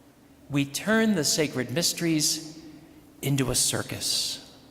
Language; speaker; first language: English; native; English